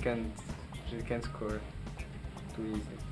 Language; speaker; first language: English; non-native, learner; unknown